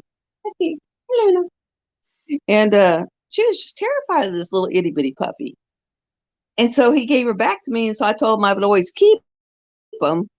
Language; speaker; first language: English; native; English